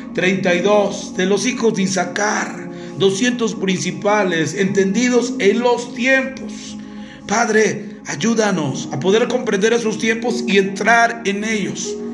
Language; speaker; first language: Spanish; native; Spanish